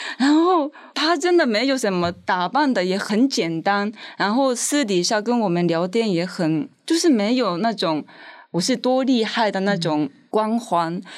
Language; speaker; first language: Chinese; non-native, fluent; Japanese